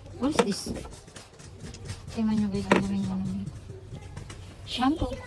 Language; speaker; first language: English; non-native, learner; Filipino